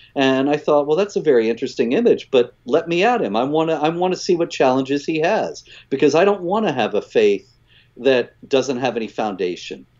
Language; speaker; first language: English; native; English